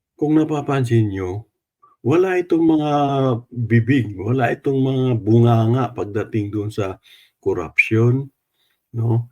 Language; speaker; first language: Filipino; non-native, local second language; Cebuano